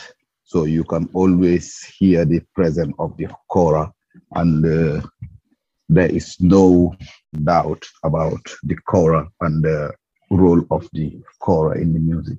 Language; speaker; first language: English; non-native, local second language; Mandingo